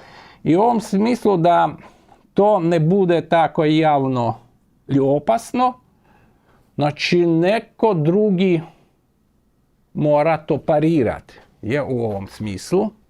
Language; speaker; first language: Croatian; non-native, fluent; Ukrainian